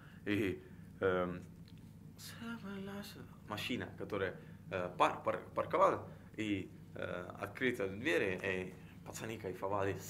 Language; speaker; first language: Russian; non-native, learner; Italian